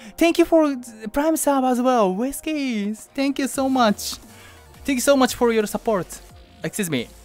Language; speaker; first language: English; non-native, learner; Japanese